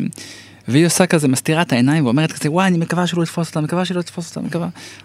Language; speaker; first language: Hebrew; native; Hebrew